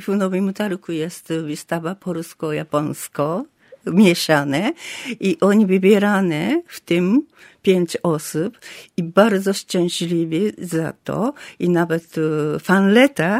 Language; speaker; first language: Polish; non-native, learner; Japanese